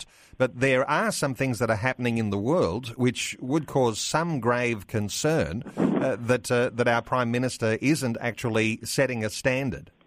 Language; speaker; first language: English; native; English